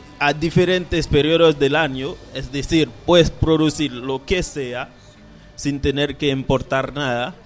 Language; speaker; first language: Spanish; non-native, fluent; Haitian Creole